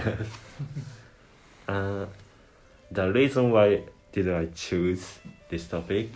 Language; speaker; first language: English; non-native, learner; Japanese